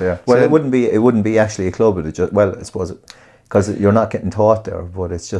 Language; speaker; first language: English; native; English